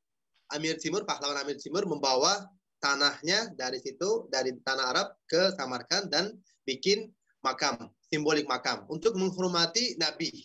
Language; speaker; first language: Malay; non-native, fluent; Uzbek